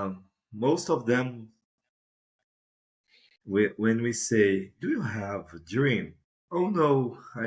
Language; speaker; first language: English; non-native, fluent; Portuguese